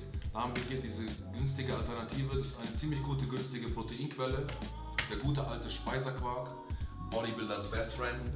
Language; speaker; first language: German; native; German